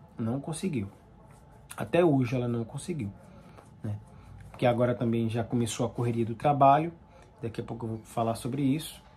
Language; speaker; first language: Portuguese; native; Portuguese